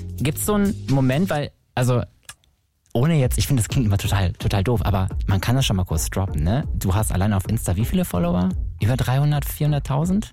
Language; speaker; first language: German; native; German